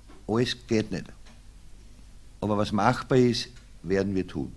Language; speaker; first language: German; native; German